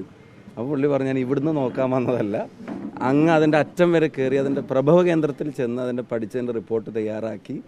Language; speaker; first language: Malayalam; native; Malayalam